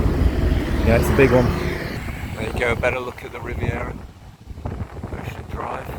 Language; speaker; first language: English; native; English